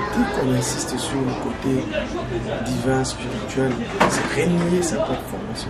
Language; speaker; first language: French; non-native, local second language; Kongo